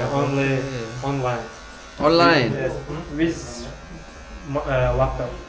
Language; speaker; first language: English; non-native, learner; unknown